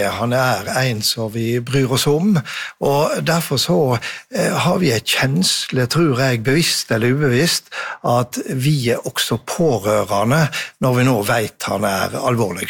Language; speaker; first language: Norwegian; native; Norwegian